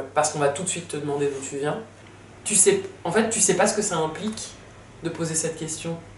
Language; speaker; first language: French; native; French